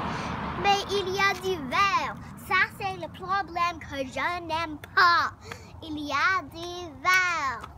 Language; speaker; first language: French; non-native, learner; English